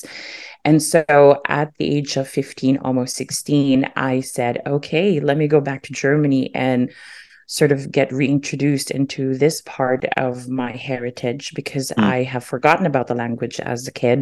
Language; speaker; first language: English; non-native, local second language; German